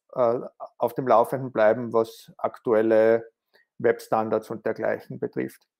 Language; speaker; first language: German; native; German